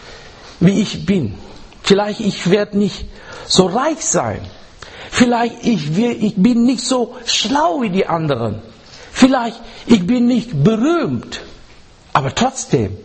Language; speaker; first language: German; non-native, fluent; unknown